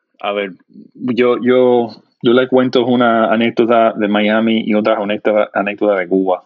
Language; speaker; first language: Spanish; non-native, fluent; English